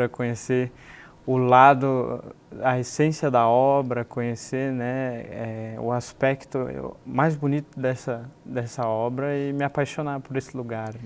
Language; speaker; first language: Portuguese; native; Portuguese